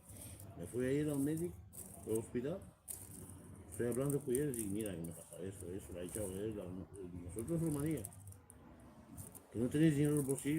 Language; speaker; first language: Spanish; non-native, learner; Romanian